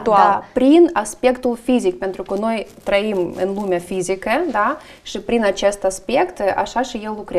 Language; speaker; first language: Romanian; non-native, learner; Russian